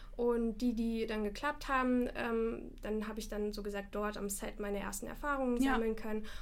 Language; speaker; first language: German; non-native, fluent; Russian